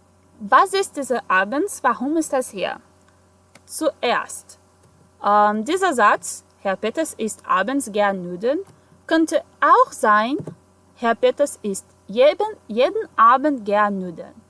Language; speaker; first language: German; non-native, fluent; Portuguese